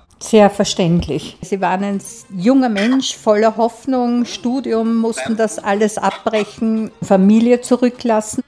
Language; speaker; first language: German; native; German